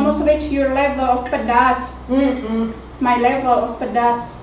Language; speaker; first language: English; non-native, learner; Indonesian